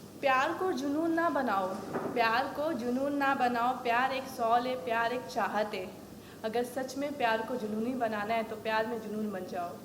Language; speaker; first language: Hindi; native; Hindi